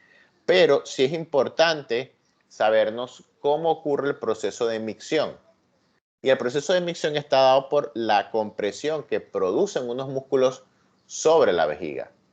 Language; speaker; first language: Spanish; native; Spanish